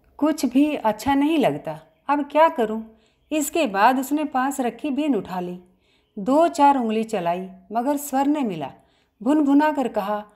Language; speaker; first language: Hindi; native; Hindi